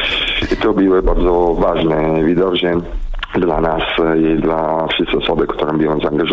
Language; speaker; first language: Polish; non-native, learner; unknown